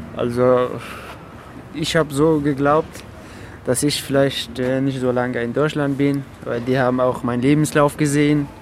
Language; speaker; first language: German; non-native, fluent; Persian